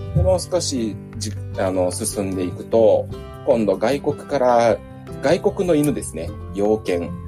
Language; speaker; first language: Japanese; native; Japanese